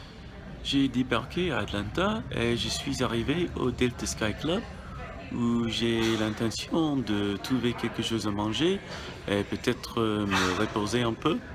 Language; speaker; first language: French; non-native, learner; English